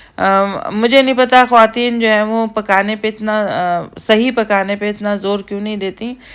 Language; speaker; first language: Urdu; native; Urdu